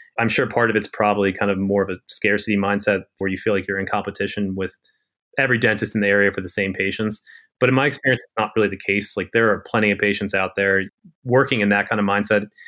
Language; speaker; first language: English; native; English